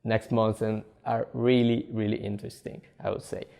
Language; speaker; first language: English; non-native, fluent; Italian